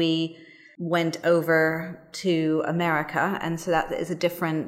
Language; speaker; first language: English; native; English